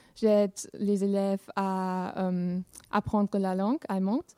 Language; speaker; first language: French; non-native, fluent; German